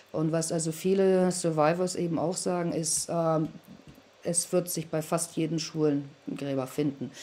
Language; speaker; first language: German; native; German